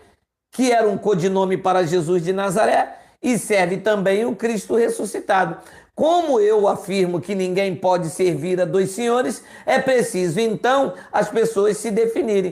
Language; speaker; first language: Portuguese; native; Portuguese